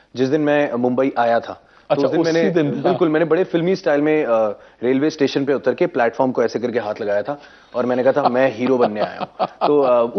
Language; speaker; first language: Hindi; native; Hindi